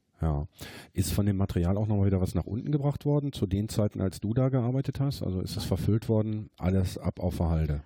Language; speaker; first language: German; native; German